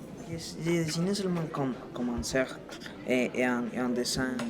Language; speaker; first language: French; non-native, local second language; Haitian Creole